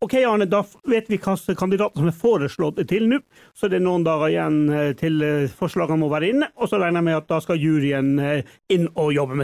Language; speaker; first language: Norwegian; native; Norwegian